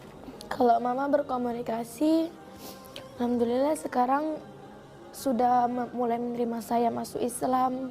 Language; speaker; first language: Indonesian; native; Indonesian